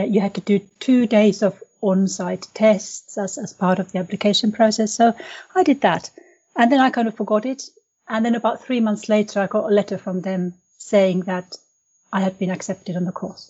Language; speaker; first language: English; non-native, fluent; Finnish